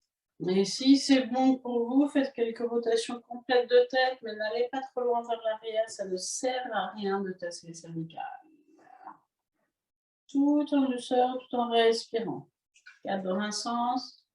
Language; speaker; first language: French; native; French